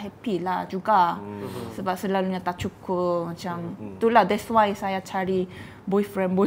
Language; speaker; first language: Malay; non-native, fluent; Korean